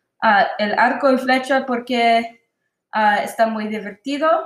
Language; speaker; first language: Spanish; non-native, learner; English